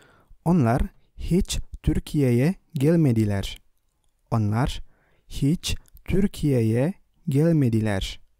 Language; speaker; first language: Turkish; non-native, fluent; Indonesian